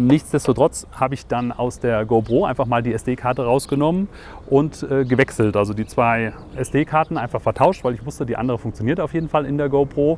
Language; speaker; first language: German; native; German